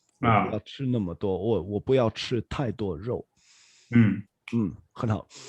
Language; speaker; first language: Chinese; non-native, fluent; Swedish